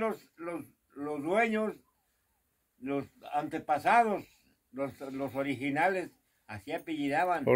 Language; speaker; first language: Spanish; native; Spanish